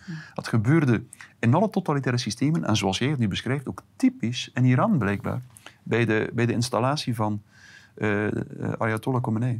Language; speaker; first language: Dutch; native; Dutch